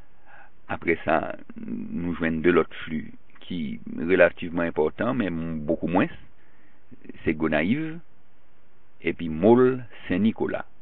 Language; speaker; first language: French; non-native, local second language; Haitian Creole